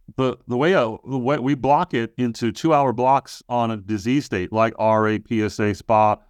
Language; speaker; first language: English; native; English